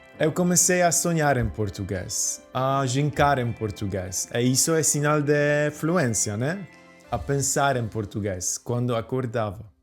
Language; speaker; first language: Portuguese; non-native, fluent; Polish